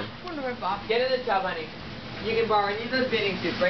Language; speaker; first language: English; native; English